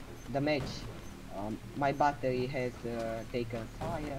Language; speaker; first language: English; non-native, fluent; Romanian